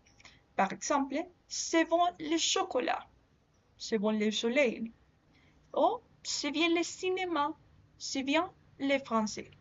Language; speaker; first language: French; non-native, learner; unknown